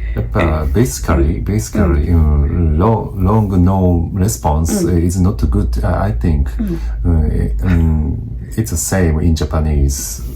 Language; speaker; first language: English; non-native, learner; Japanese